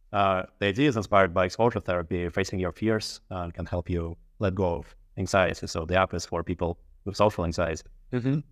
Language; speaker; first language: English; non-native, fluent; Russian